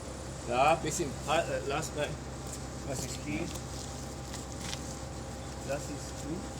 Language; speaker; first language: German; non-native, learner; Latvian